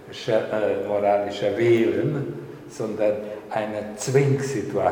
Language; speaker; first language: German; non-native, learner; Hungarian